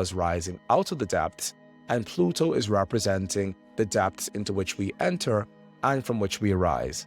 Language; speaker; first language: English; native; English